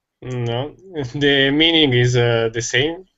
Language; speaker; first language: English; non-native, learner; Italian